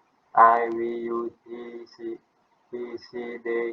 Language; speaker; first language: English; non-native, fluent; Indonesian